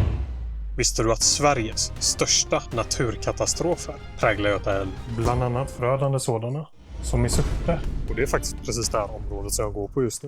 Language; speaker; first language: Swedish; native; Swedish